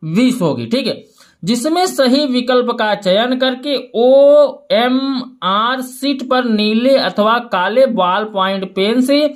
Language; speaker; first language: Hindi; native; Hindi